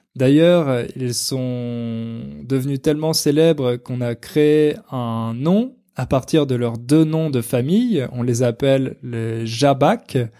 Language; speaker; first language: French; native; French